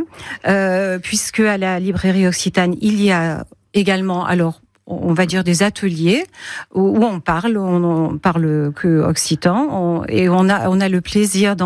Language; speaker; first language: French; native; French